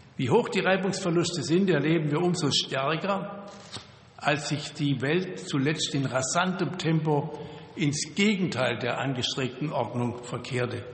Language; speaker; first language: German; native; German